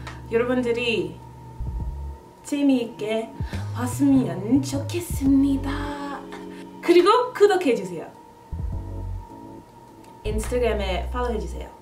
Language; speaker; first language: Korean; non-native, learner; English